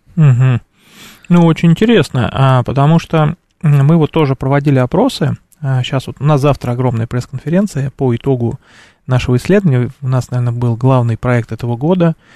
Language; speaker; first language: Russian; native; Russian